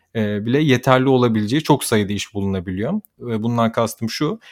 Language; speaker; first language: Turkish; native; Turkish